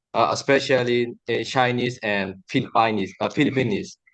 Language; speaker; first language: English; non-native, learner; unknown